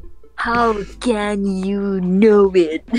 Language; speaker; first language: English; non-native, learner; Indonesian